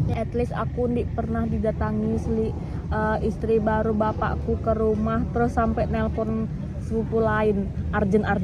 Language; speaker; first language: Indonesian; native; Indonesian